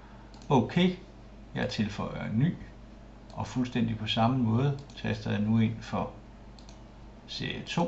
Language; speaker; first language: Danish; native; Danish